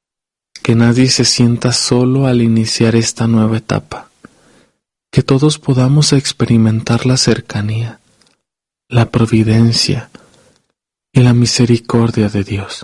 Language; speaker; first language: Spanish; native; Spanish